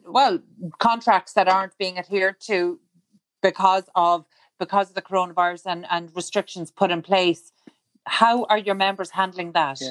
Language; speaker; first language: English; native; English